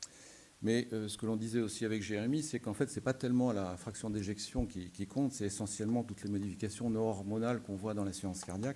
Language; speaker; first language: French; native; French